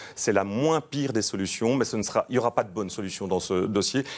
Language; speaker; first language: French; native; French